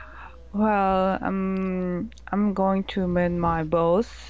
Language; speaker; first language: English; non-native, learner; Korean